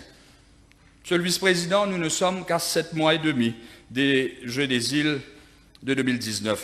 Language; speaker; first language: French; non-native, local second language; Morisyen